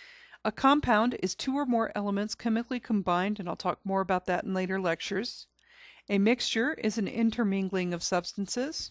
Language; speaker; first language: English; native; English